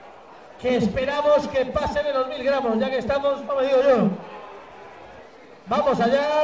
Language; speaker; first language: Spanish; native; Spanish